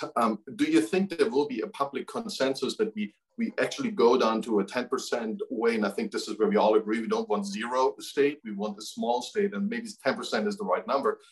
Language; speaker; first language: English; non-native, fluent; German